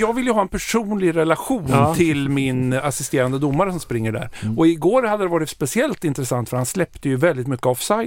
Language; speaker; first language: Swedish; native; Swedish